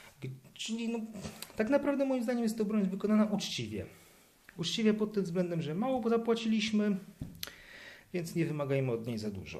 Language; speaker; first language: Polish; native; Polish